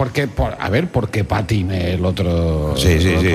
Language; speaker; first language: Spanish; native; Spanish